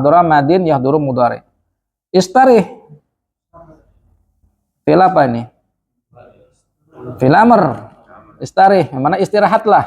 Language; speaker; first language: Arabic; non-native, fluent; Indonesian